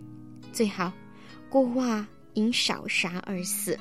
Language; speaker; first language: Chinese; native; Chinese